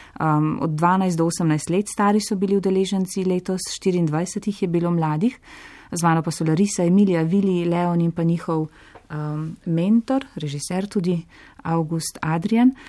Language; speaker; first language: Slovenian; native; Slovenian